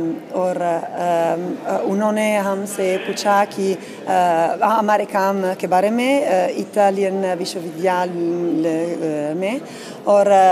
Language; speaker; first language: Hindi; non-native, fluent; Italian